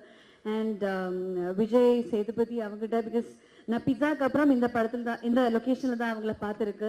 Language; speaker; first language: Tamil; non-native, fluent; Malayalam